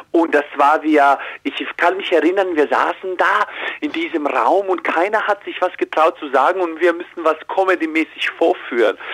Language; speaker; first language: German; early bilingual, heritage; Croatian